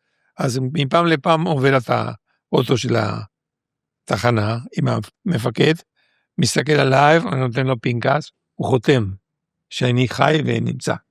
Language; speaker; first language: Hebrew; non-native, fluent; Spanish